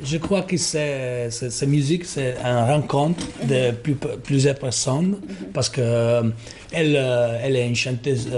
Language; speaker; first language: French; non-native, learner; Italian